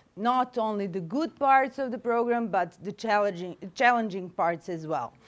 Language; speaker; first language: English; non-native, fluent; Serbian